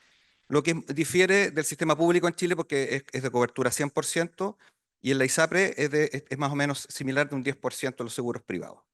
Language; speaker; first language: Spanish; native; Spanish